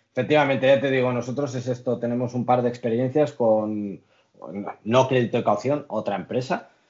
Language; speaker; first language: Spanish; early bilingual, other home language; Arabic